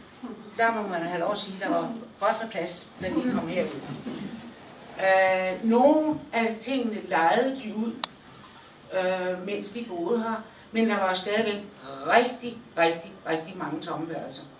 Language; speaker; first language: Danish; native; Danish